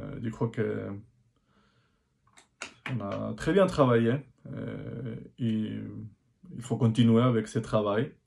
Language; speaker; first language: French; non-native, fluent; Spanish